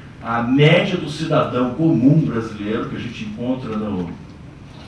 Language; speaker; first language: Portuguese; native; Portuguese